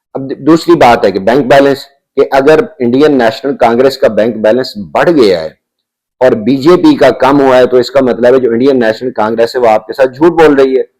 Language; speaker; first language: Urdu; non-native, local second language; Punjabi